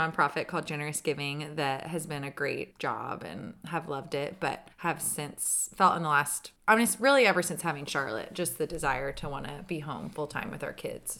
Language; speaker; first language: English; native; English